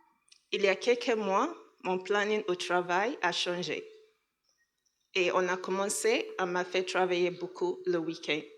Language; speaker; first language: French; non-native, learner; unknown